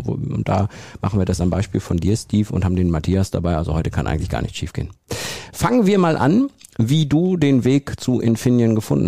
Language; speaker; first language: German; native; German